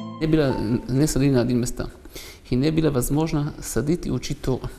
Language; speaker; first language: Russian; non-native, learner; Hebrew